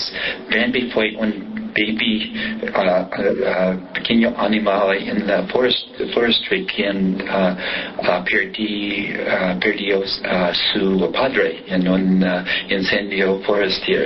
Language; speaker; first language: Spanish; non-native, learner; English